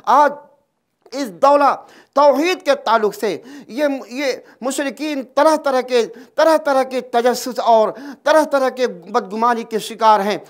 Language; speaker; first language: Urdu; native; Urdu